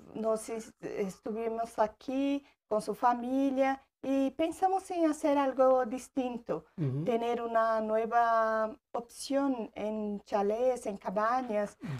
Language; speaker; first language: Spanish; non-native, learner; Portuguese